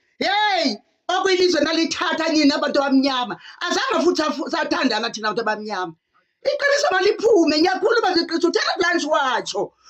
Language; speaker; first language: Zulu; non-native, local second language; Southern Sotho